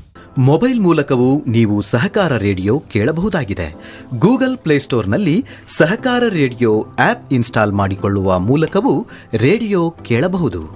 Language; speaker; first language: Kannada; native; Kannada